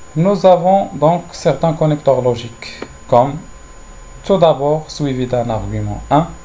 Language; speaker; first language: French; non-native, local second language; Arabic